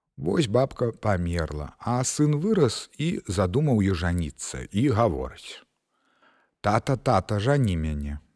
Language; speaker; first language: Belarusian; native; Belarusian